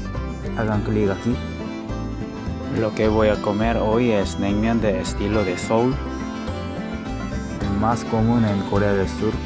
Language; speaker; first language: Spanish; non-native, learner; Korean